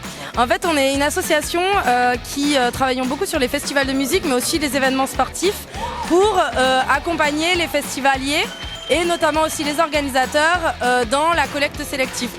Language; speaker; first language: French; native; French